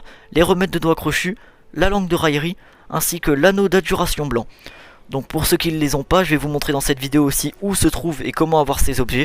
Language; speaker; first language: French; native; French